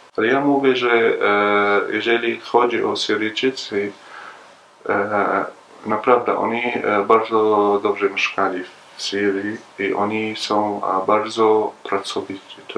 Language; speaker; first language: Polish; non-native, learner; Arabic